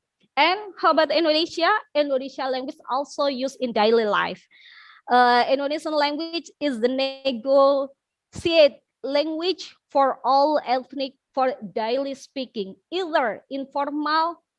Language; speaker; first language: English; non-native, learner; Indonesian